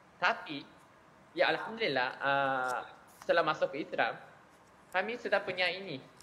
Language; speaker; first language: Malay; non-native, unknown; Japanese